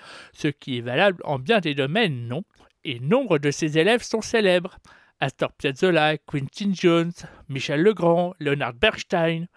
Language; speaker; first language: French; native; French